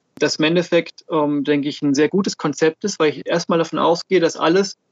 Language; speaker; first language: German; native; German